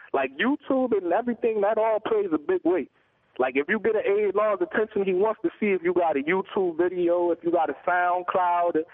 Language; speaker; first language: English; native; English